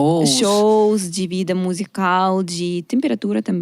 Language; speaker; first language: Portuguese; non-native, learner; Russian